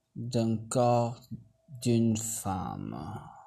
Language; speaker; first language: French; non-native, learner; Portuguese